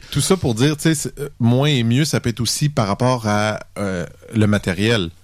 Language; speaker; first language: French; native; French